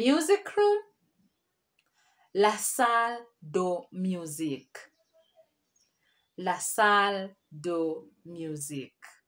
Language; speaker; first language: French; non-native, fluent; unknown